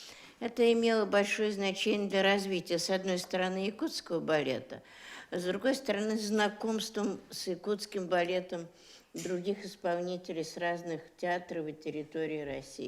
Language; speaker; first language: Russian; native; Russian